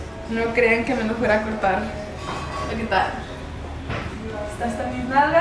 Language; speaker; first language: Spanish; early bilingual, heritage; Spanish